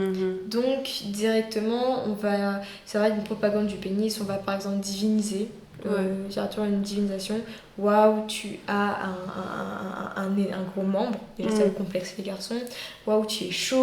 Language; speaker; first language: French; native; French